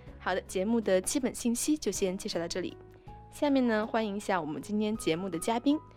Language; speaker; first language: Chinese; native; Chinese